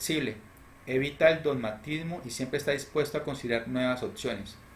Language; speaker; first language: Spanish; native; Spanish